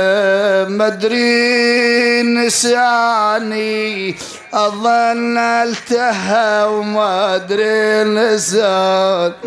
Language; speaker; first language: Arabic; native; Arabic